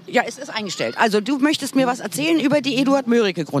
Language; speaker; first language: German; native; German